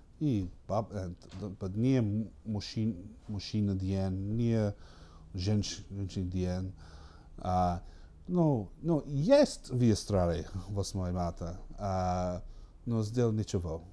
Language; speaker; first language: Russian; non-native, learner; English